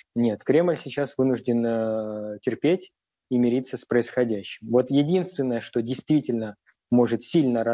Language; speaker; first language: Russian; native; Russian